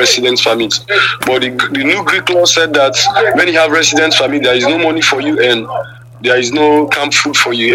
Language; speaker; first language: English; non-native, local second language; Krio